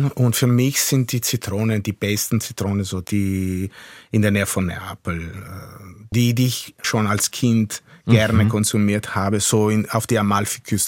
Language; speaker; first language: German; non-native, fluent; Italian